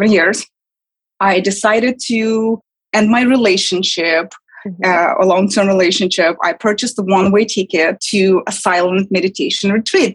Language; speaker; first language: English; non-native, fluent; Kazakh